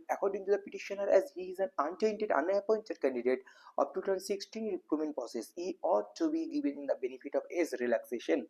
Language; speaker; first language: English; non-native, local second language; Bangla